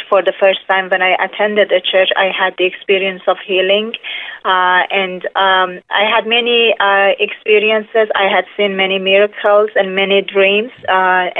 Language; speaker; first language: English; non-native, fluent; Persian